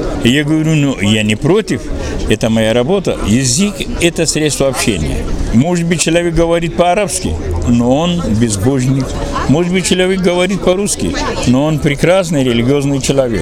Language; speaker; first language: Russian; non-native, fluent; Pashto